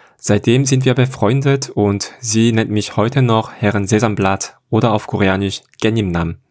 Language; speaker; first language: German; non-native, fluent; Korean